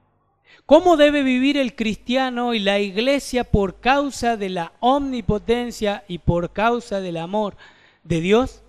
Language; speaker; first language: Spanish; native; Spanish